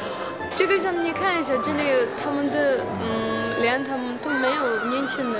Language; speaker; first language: Chinese; non-native, learner; Ukrainian